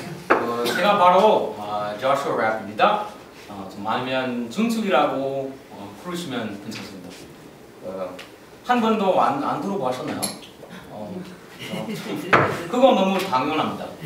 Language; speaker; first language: Korean; non-native, learner; English